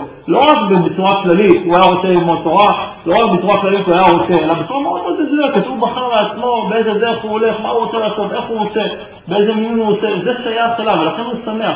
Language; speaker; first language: Hebrew; native; Hebrew